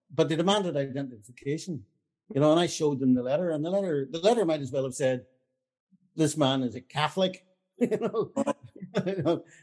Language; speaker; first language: English; native; English